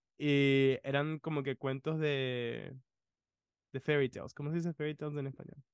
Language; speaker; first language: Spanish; early bilingual, other home language; English